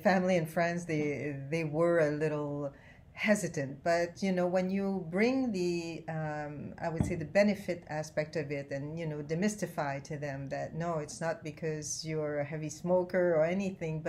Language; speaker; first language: English; non-native, fluent; French